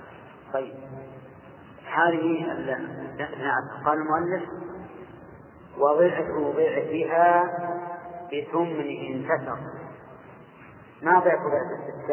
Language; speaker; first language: Arabic; native; Arabic